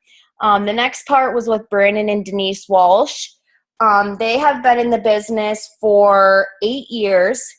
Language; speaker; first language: English; native; English